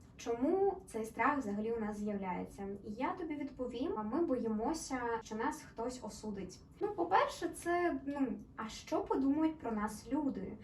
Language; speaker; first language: Ukrainian; non-native, local second language; Russian